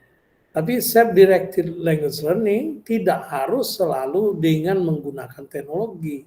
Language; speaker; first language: Indonesian; native; Indonesian